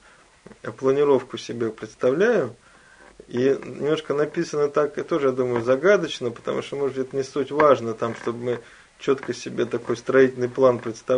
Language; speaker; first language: Russian; native; Russian